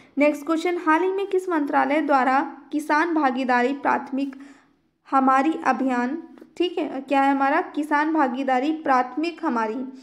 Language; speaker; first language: Hindi; native; Hindi